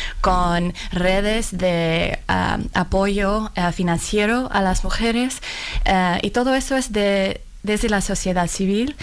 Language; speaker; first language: Spanish; non-native, fluent; Finnish